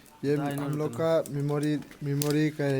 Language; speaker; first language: Hindi; non-native, local second language; Manipuri